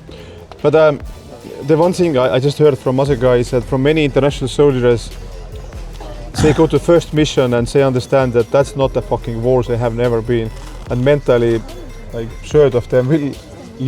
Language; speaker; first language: English; non-native, fluent; Ukrainian